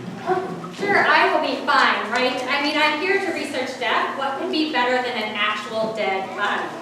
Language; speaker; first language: English; native; English